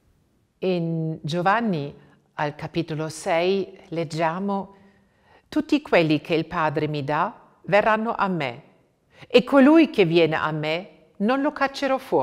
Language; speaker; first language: Italian; non-native, fluent; German